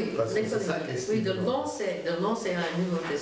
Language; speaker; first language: French; non-native, fluent; English